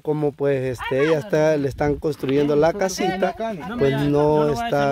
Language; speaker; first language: Spanish; native; Spanish